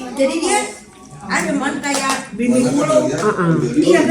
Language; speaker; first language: Indonesian; native; Indonesian